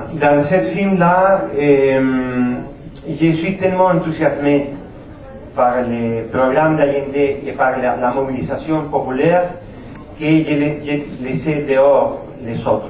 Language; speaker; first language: French; non-native, fluent; Spanish